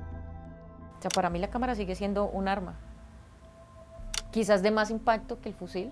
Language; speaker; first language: Spanish; native; Spanish